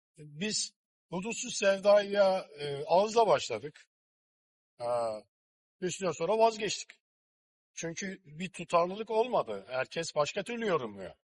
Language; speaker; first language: Turkish; native; Turkish